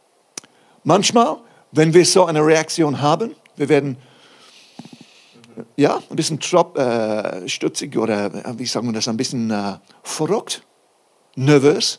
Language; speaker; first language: German; non-native, fluent; English